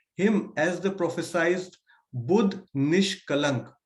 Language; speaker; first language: English; non-native, local second language; Hindi